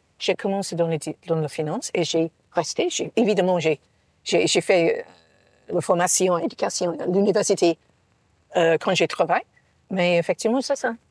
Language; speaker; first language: French; non-native, fluent; English